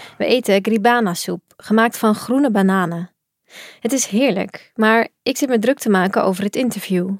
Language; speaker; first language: Dutch; native; Dutch